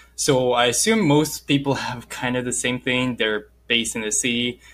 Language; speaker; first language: English; non-native, fluent; Russian